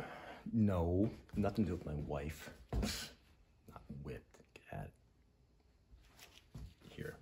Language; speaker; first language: English; native; English